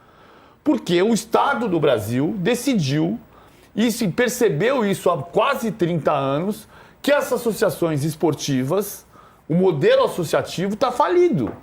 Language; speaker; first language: Portuguese; native; Portuguese